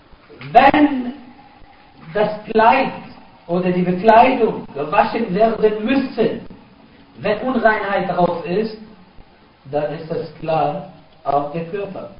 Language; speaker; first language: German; non-native, fluent; Arabic